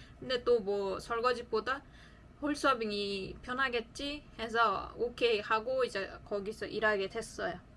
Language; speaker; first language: Korean; non-native, fluent; Uzbek